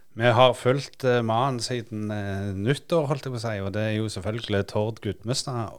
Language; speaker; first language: Norwegian; native; Norwegian